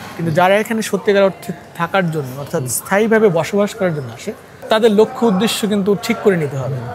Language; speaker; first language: Bangla; native; Bangla